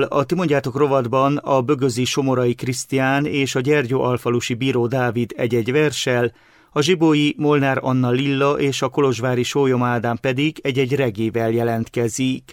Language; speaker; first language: Hungarian; native; Hungarian